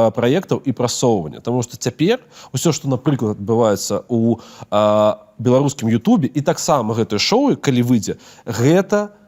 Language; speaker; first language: Belarusian; non-native, local second language; Russian